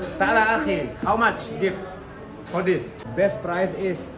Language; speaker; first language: English; non-native, learner; Indonesian